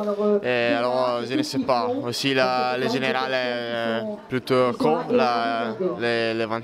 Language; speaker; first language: French; non-native, fluent; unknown